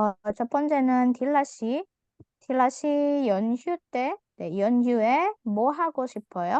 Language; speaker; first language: Korean; non-native, fluent; Indonesian